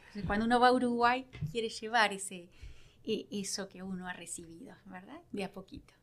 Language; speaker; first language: Spanish; native; Spanish